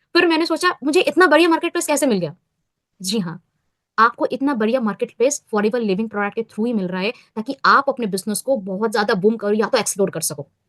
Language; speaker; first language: Hindi; non-native, local second language; Bangla